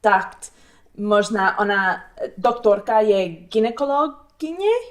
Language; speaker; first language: Czech; non-native, learner; English